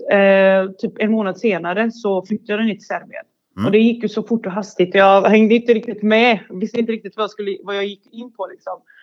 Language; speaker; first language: Swedish; early bilingual, other home language; Bosnian